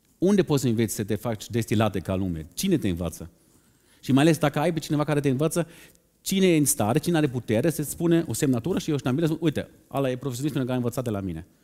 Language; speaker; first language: Romanian; non-native, fluent; German